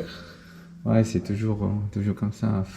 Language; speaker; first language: French; non-native, learner; Korean